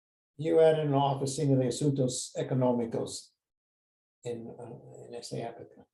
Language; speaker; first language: Spanish; non-native, fluent; English